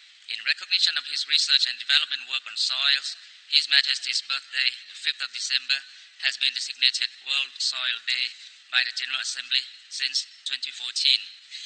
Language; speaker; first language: English; non-native, fluent; Thai